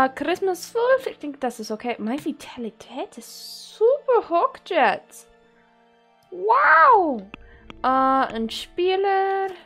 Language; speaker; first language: German; non-native, learner; English